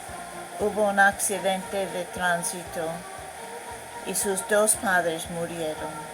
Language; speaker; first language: Spanish; non-native, fluent; English